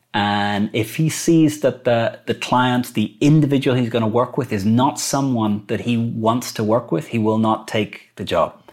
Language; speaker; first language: English; native; English